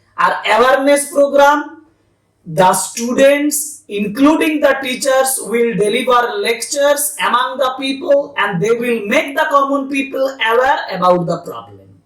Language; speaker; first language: English; non-native, local second language; Bangla